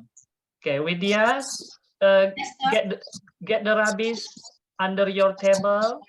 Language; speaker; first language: English; non-native, fluent; Indonesian